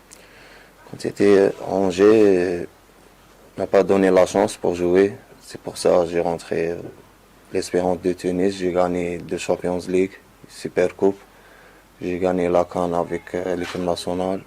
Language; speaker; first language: French; non-native, learner; Arabic